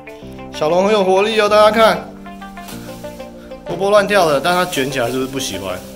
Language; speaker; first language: Chinese; native; Chinese